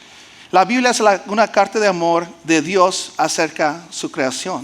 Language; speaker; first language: Spanish; early bilingual, heritage; Spanish